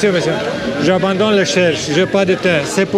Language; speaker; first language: French; non-native, learner; Romanian